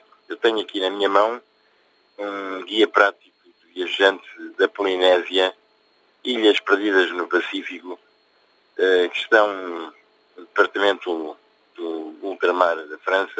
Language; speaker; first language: Portuguese; native; Portuguese